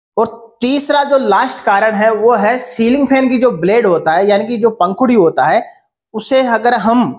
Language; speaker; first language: Hindi; native; Hindi